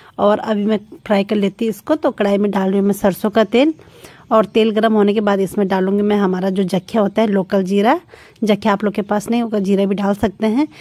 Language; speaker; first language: Hindi; native; Hindi